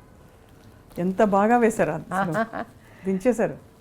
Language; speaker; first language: Telugu; native; Telugu